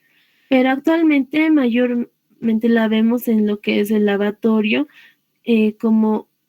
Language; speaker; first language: Spanish; native; Spanish